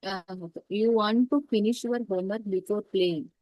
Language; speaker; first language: English; non-native, learner; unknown